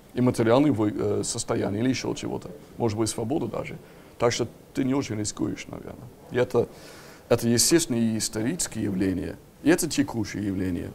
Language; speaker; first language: Russian; non-native, fluent; English